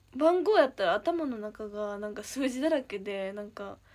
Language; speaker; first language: Japanese; native; Japanese